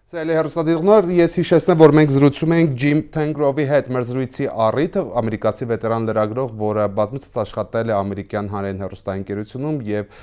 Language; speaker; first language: Armenian; native; Armenian